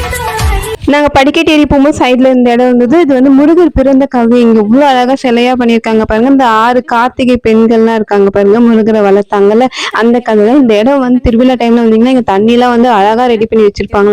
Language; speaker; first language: Tamil; native; Tamil